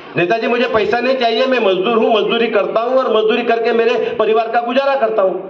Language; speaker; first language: Hindi; non-native, local second language; Marathi